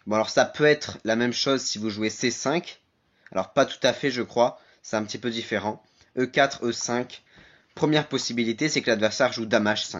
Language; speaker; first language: French; native; French